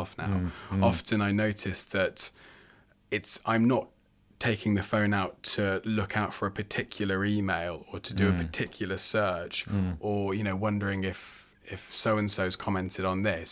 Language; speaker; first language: English; native; English